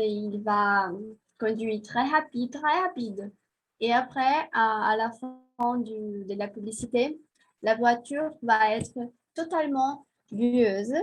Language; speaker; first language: French; non-native, learner; Portuguese